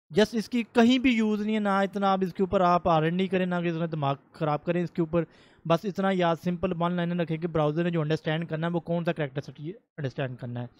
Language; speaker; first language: Urdu; native; Urdu